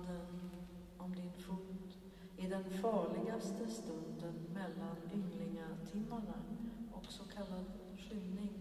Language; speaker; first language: Swedish; native; Swedish